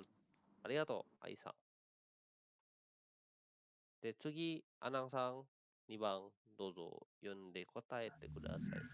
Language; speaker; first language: Japanese; non-native, local second language; Indonesian